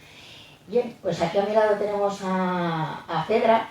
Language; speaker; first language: Spanish; native; Spanish